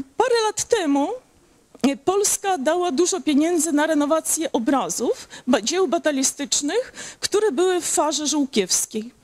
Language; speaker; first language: Polish; early bilingual, heritage; Polish